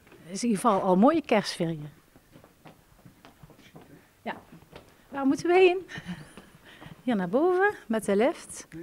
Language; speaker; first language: Dutch; native; Dutch